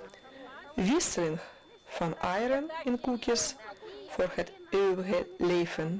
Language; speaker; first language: Dutch; non-native, fluent; Russian